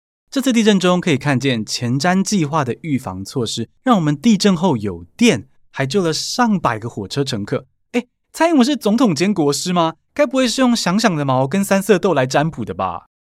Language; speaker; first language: Chinese; native; Chinese